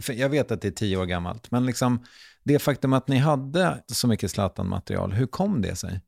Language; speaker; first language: Swedish; native; Swedish